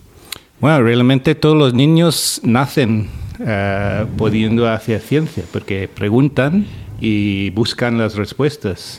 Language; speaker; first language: Spanish; non-native, fluent; English